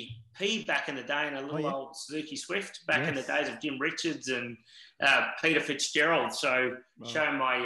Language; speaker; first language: English; native; English